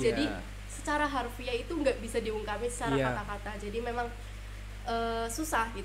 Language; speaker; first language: Indonesian; native; Indonesian